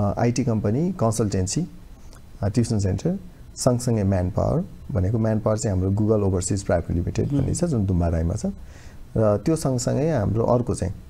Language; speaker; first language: Nepali; native; Nepali